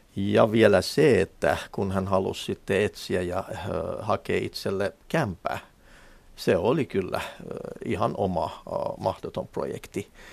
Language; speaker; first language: Finnish; non-native, fluent; Persian